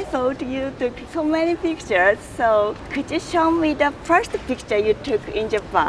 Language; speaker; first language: English; non-native, learner; Japanese